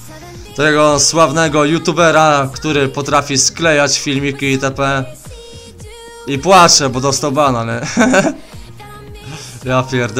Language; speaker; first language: Polish; native; Polish